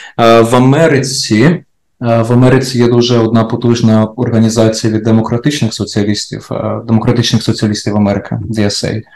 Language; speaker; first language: Ukrainian; native; Ukrainian